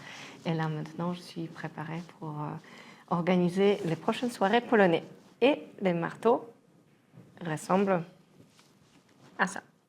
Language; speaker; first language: French; non-native, fluent; Polish